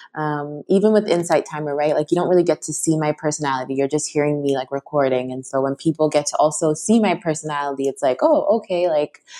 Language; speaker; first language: English; native; English